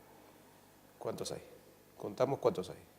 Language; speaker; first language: Spanish; native; Spanish